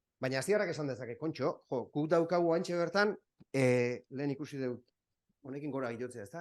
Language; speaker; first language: Basque; native; Basque